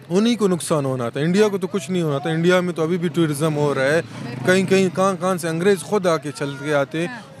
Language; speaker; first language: Urdu; native; Urdu